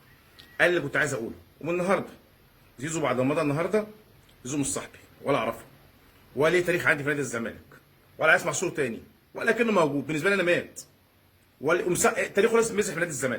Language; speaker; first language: Arabic; native; Arabic